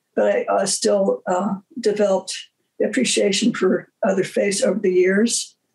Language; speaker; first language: English; native; English